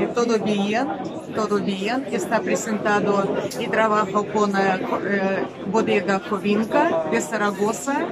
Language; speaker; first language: Spanish; non-native, learner; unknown